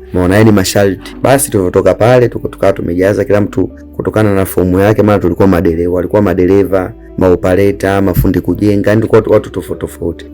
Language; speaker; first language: Swahili; native; Swahili